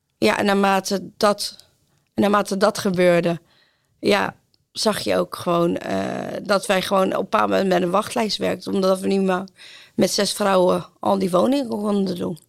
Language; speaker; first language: Dutch; non-native, fluent; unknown